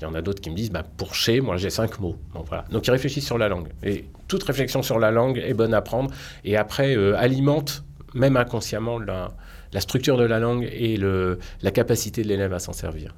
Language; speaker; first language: French; native; French